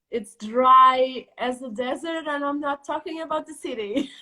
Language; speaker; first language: English; non-native, fluent; Portuguese